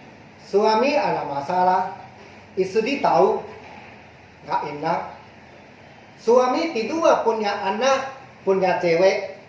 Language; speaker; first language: Indonesian; non-native, learner; Chinese